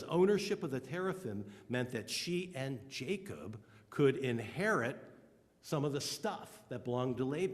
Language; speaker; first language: English; native; English